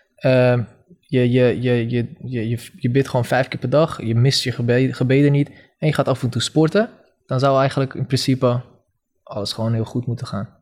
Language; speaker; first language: Dutch; early bilingual, other home language; Turkish